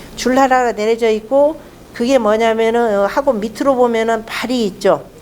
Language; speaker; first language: Korean; native; Korean